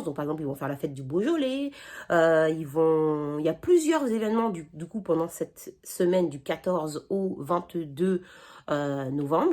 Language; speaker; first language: French; native; French